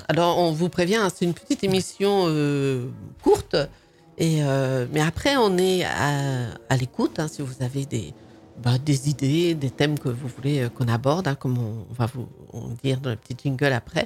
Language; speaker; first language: French; native; French